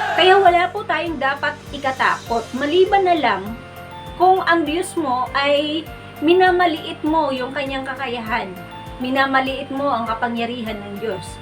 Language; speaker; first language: Filipino; non-native, local second language; Cebuano